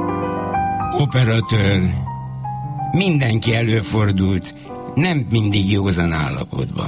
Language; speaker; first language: Hungarian; native; Hungarian